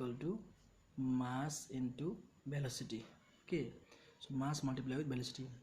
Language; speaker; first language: English; non-native, local second language; Nepali